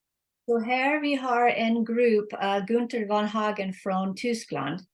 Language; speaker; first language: Swedish; non-native, learner; English